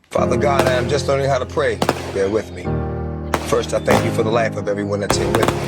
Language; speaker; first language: English; native; English